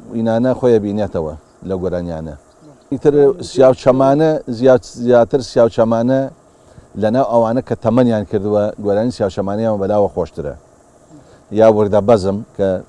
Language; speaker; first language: Central Kurdish; non-native, local second language; Gurani